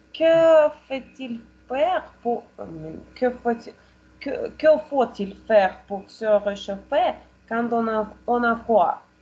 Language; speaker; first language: French; non-native, learner; Russian